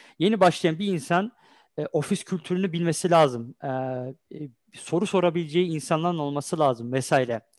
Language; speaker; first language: Turkish; early bilingual, heritage; Turkish